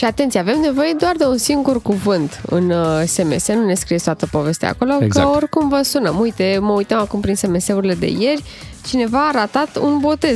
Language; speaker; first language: Romanian; native; Romanian